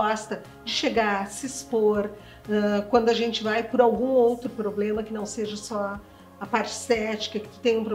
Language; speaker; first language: Portuguese; native; Portuguese